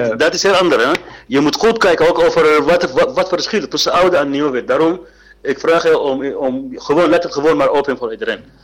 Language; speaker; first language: Dutch; non-native, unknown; Arabic